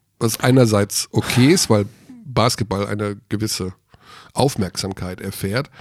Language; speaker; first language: German; native; German